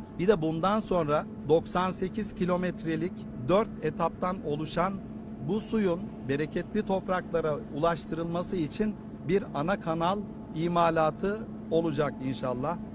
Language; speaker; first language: Turkish; native; Turkish